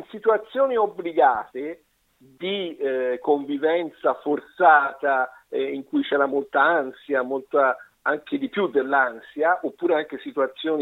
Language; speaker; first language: Italian; native; Italian